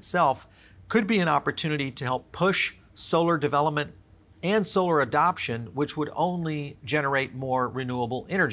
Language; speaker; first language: English; native; English